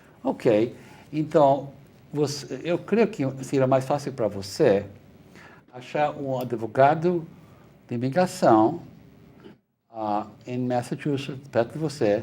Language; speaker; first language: Portuguese; non-native, fluent; Spanish